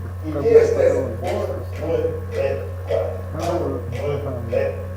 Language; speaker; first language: Italian; non-native, learner; Russian